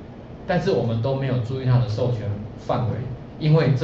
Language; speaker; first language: Chinese; native; Chinese